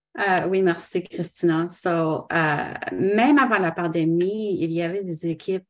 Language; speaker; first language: French; non-native, local second language; English